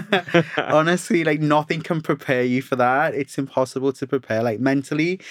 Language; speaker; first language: English; native; English